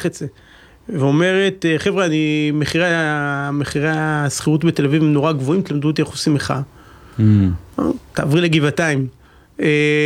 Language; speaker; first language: Hebrew; native; Hebrew